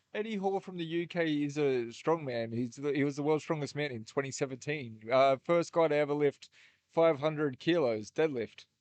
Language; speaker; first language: English; native; English